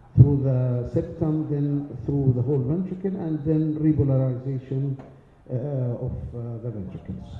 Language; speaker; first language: English; non-native, fluent; Arabic